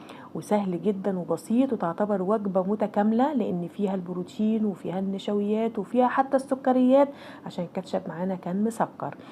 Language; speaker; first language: Arabic; native; Arabic